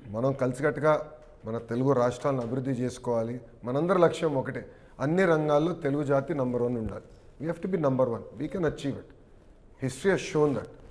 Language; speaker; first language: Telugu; native; Telugu